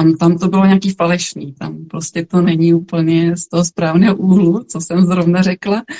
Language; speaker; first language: Czech; native; Czech